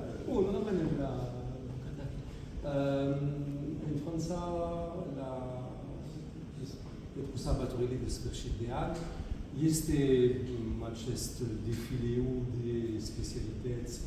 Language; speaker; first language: Romanian; non-native, fluent; French